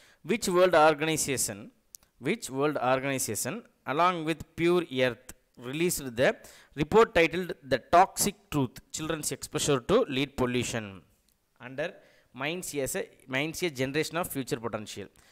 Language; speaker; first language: English; non-native, local second language; Tamil